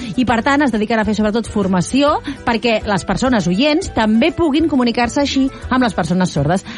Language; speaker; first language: Catalan; native; Catalan